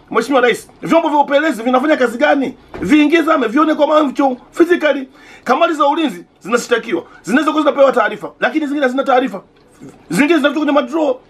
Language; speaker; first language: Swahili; native; Swahili